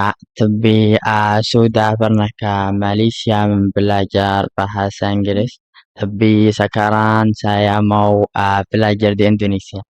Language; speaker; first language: Indonesian; non-native, learner; Arabic